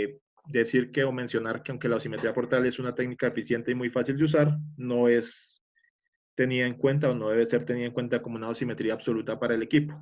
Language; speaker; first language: Spanish; native; Spanish